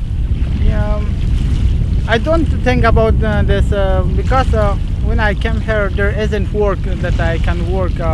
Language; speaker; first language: English; non-native, learner; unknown